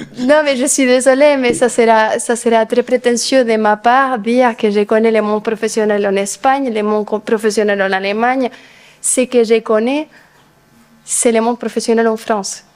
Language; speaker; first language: French; non-native, fluent; Spanish